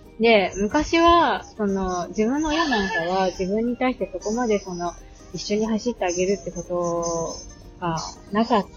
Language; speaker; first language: Japanese; native; Japanese